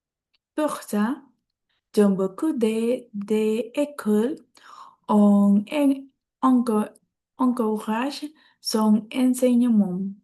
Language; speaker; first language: French; non-native, learner; Spanish